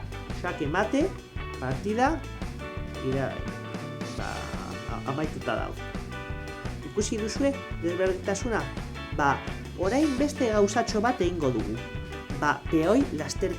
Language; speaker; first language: Basque; non-native, local second language; Spanish